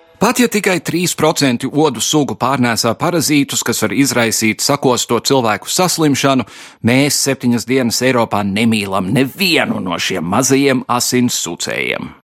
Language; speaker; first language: Latvian; early bilingual, heritage; Latvian